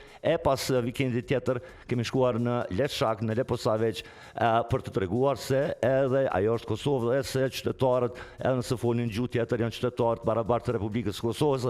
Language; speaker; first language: Albanian; native; Albanian